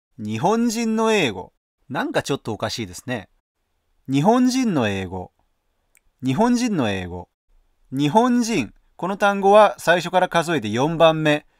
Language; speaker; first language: Japanese; native; Japanese